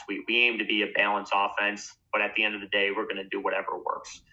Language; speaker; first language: English; native; English